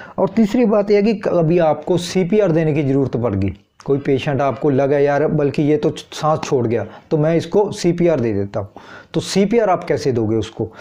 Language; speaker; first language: Hindi; non-native, local second language; Punjabi